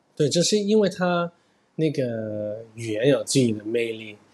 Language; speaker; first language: Chinese; non-native, fluent; Cantonese